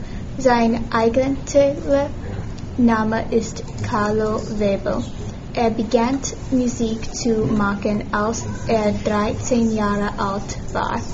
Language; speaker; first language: German; non-native, learner; English